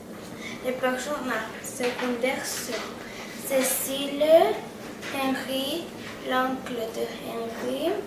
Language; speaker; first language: French; non-native, learner; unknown